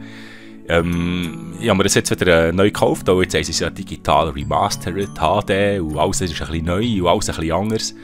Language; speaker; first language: German; native; German